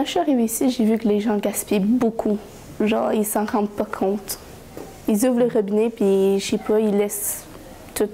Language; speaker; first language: French; early bilingual, other home language; Spanish